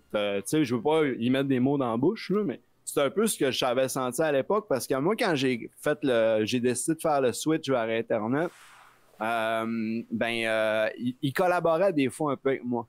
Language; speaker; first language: French; native; French